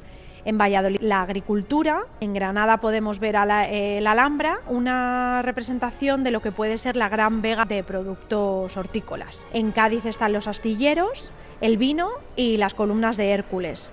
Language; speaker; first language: Spanish; native; Spanish